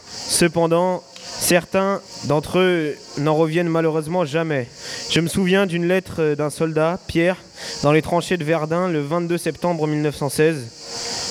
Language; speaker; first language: French; native; French